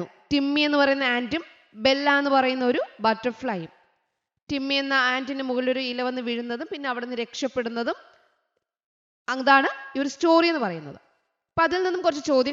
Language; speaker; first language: Malayalam; native; Malayalam